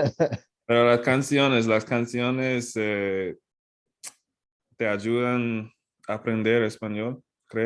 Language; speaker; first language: Spanish; non-native, fluent; English